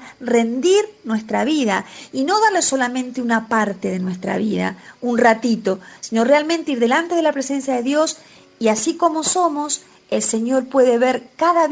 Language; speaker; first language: Spanish; native; Spanish